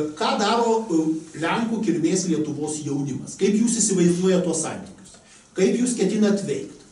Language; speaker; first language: Lithuanian; native; Lithuanian